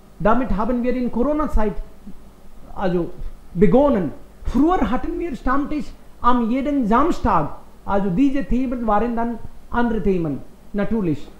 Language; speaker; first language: German; non-native, fluent; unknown